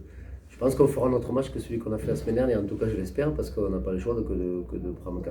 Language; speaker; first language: French; native; French